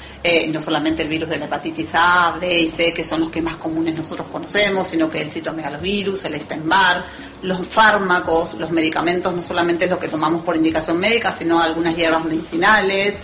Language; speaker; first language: Spanish; native; Spanish